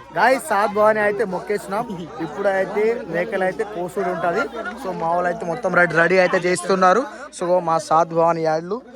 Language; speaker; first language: Telugu; non-native, local second language; Lambadi